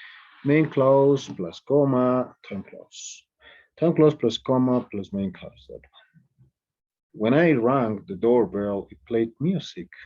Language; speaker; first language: English; non-native, fluent; Spanish